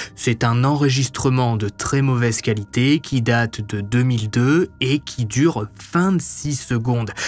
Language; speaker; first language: French; native; French